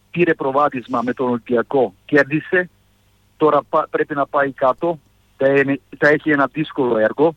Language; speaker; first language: Greek; non-native, fluent; Serbian